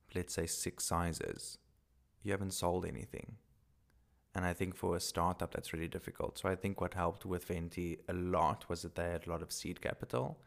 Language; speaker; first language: English; non-native, local second language; Afrikaans